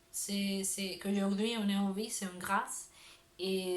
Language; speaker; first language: French; non-native, learner; Spanish